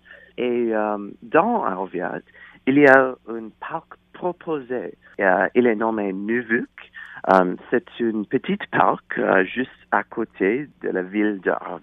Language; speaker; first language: French; non-native, learner; English